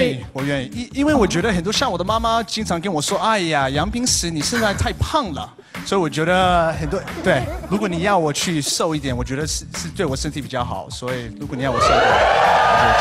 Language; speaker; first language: Chinese; non-native, fluent; English